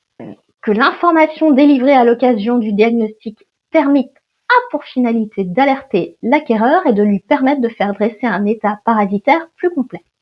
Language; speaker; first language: French; native; French